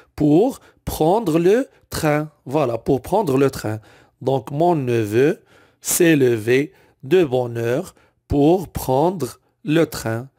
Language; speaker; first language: French; non-native, local second language; Arabic